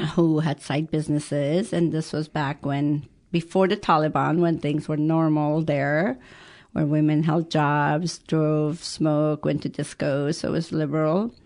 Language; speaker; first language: English; early bilingual, other home language; Persian